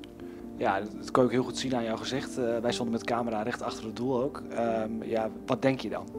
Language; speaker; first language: Dutch; native; Dutch